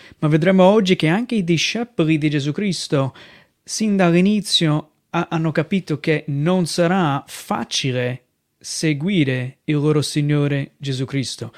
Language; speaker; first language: Italian; non-native, fluent; English